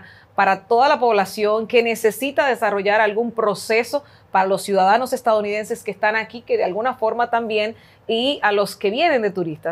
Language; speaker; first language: Spanish; native; Spanish